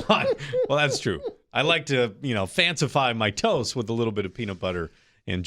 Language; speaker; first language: English; native; English